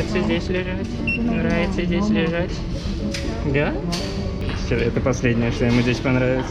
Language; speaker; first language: Russian; native; Russian